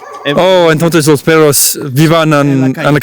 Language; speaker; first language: Spanish; non-native, learner; English